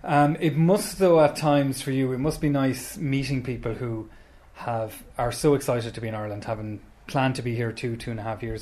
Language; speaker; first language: English; native; English